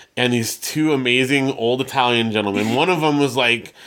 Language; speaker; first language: English; early bilingual, other home language; Italian